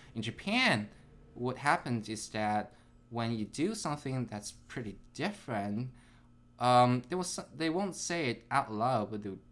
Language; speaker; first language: English; non-native, fluent; Chinese